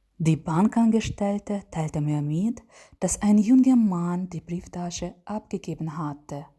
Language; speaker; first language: German; non-native, learner; Ukrainian